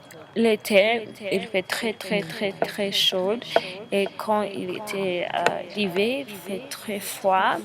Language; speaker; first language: French; non-native, learner; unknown